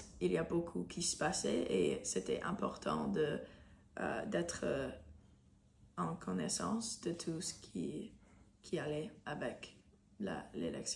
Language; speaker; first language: French; non-native, learner; English